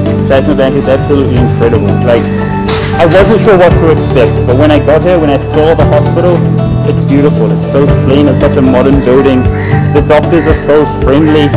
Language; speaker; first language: English; native; English